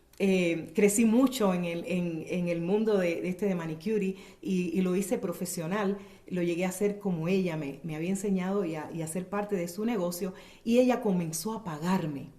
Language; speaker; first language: Spanish; native; Spanish